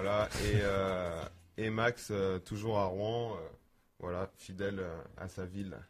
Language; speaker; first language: French; native; French